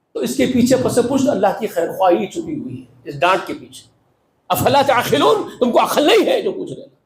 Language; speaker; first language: Urdu; native; Urdu